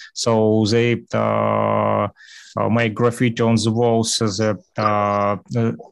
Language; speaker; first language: English; non-native, learner; Russian